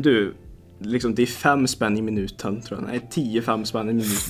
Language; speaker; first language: Swedish; early bilingual, other home language; Lithuanian